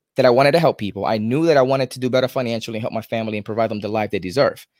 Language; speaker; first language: English; native; English